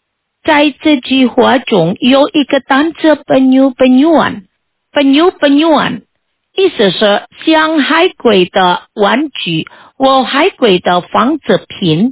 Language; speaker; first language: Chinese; non-native, fluent; Indonesian